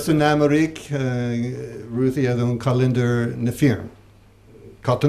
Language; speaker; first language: Albanian; non-native, learner; English